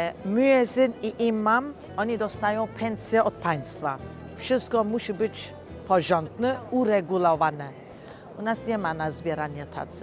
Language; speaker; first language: Polish; non-native, learner; Turkish